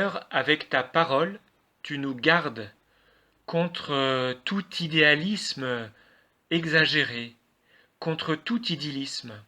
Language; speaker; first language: French; native; French